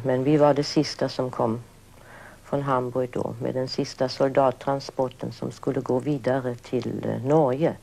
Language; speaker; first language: Swedish; early bilingual, other home language; German